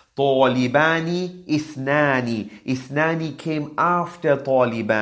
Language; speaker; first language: Arabic; non-native, fluent; English